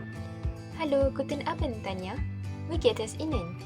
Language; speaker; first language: German; non-native, learner; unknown